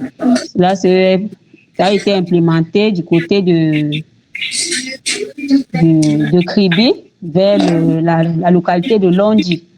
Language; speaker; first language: French; native; French